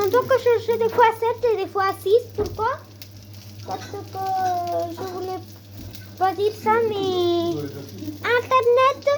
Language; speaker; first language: French; non-native, learner; Spanish